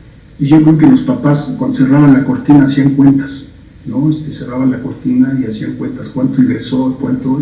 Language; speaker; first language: Spanish; native; Spanish